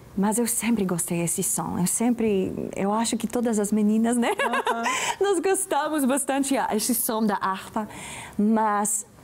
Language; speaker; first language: Portuguese; non-native, fluent; Slovak